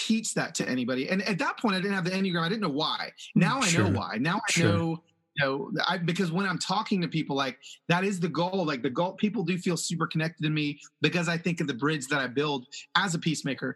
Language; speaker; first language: English; early bilingual, other home language; Spanish